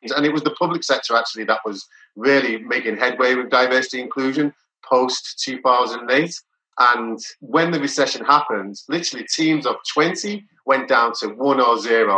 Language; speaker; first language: English; native; English